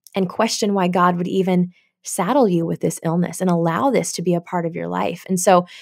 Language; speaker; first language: English; native; English